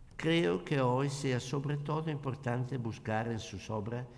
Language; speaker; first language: Spanish; non-native, learner; Italian